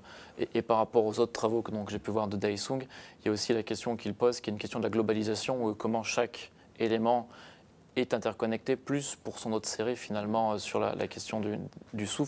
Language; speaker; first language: French; native; French